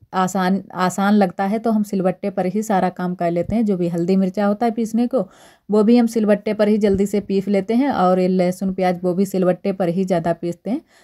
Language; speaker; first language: Hindi; native; Hindi